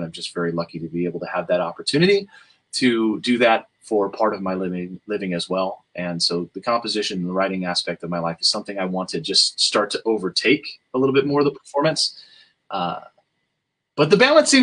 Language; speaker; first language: English; native; English